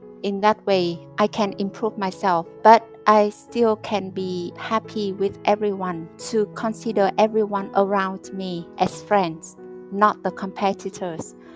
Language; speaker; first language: English; non-native, fluent; Vietnamese